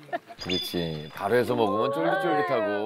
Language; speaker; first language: Korean; native; Korean